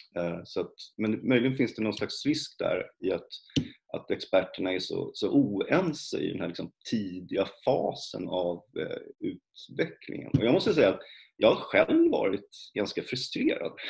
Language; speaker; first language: Swedish; native; Swedish